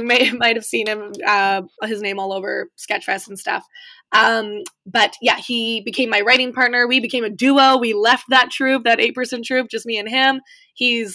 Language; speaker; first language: English; native; English